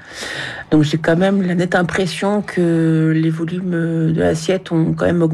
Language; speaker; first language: French; native; French